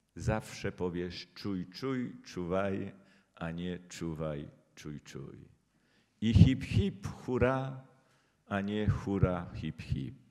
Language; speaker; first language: Polish; native; Polish